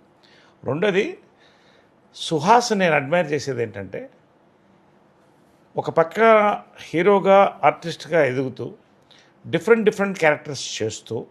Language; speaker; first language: Telugu; native; Telugu